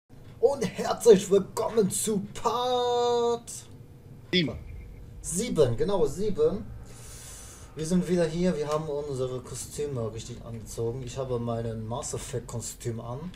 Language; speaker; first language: German; native; German